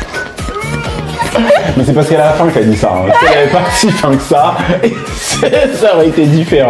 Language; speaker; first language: French; native; French